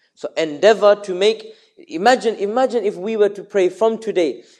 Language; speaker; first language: English; early bilingual, other home language; Urdu